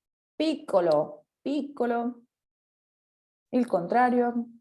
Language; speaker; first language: Italian; non-native, fluent; Spanish